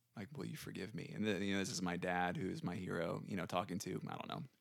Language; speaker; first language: English; native; English